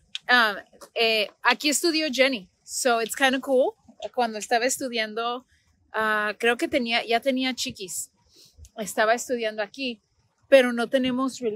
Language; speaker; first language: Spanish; early bilingual, heritage; Spanish